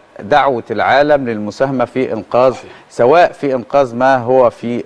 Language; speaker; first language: Arabic; native; Arabic